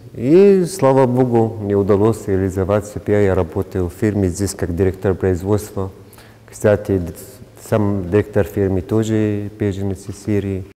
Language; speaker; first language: Russian; non-native, fluent; Arabic